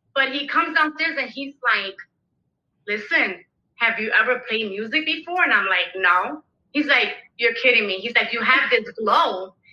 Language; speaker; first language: English; early bilingual, other home language; Spanish